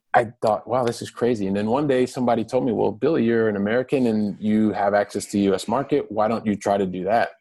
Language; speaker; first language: English; native; English